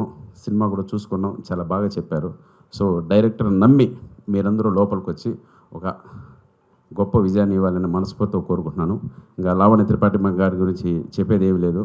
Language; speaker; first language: Telugu; native; Telugu